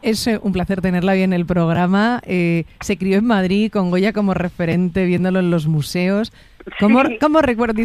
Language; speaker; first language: Spanish; native; Spanish